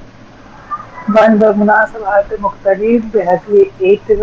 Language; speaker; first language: Persian; non-native, learner; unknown